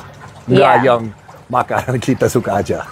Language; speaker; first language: Indonesian; non-native, fluent; English